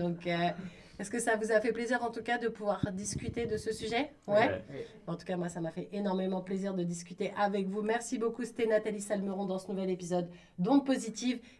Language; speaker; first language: French; native; French